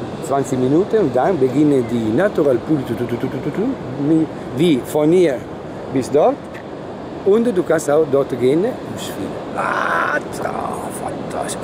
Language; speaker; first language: German; non-native, learner; Italian